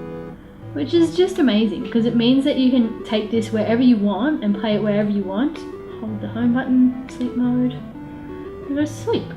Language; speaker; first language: English; native; English